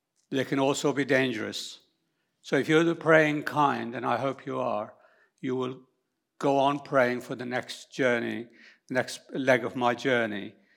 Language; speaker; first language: English; early bilingual, other home language; Urdu